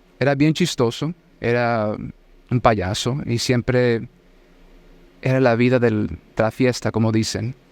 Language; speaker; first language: Spanish; early bilingual, heritage; Spanish